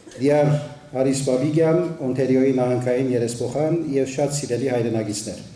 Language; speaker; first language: Armenian; early bilingual, heritage; Armenian